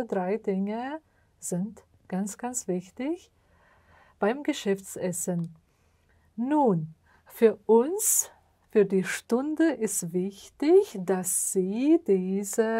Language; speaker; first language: German; non-native, fluent; Uzbek